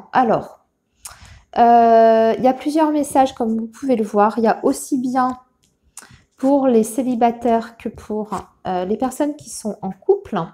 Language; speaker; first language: French; native; French